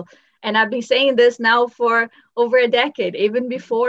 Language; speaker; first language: English; non-native, fluent; Portuguese